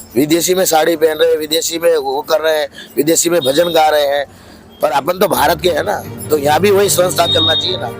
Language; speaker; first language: Hindi; native; Hindi